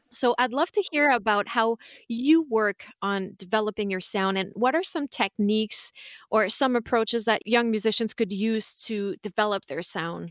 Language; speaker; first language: English; non-native, fluent; French